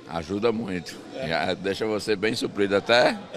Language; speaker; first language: Portuguese; native; Portuguese